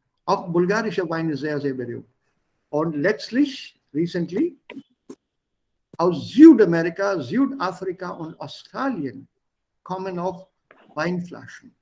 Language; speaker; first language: German; non-native, fluent; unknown